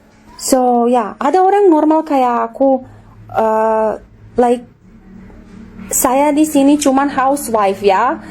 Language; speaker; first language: Indonesian; non-native, learner; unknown